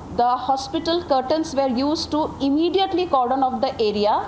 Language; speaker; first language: English; non-native, local second language; Bangla